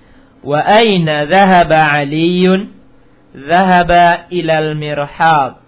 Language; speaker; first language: Arabic; non-native, fluent; Indonesian